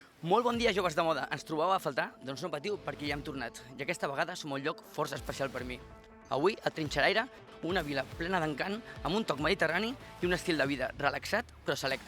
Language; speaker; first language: Catalan; native; Catalan